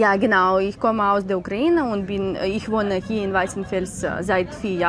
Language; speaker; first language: German; non-native, learner; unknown